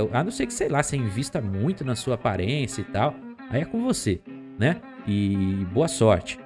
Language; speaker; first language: Portuguese; native; Portuguese